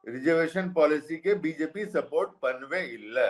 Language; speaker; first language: Tamil; native; Tamil